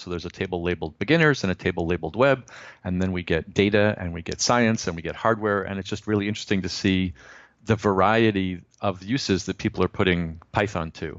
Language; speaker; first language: English; native; English